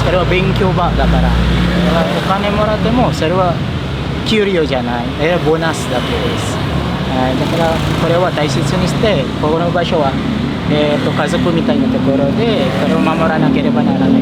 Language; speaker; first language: Japanese; non-native, fluent; Indonesian